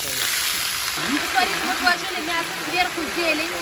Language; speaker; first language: Russian; native; Russian